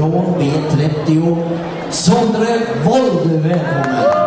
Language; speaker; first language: Swedish; native; Swedish